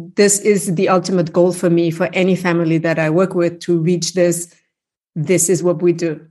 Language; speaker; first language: English; non-native, fluent; German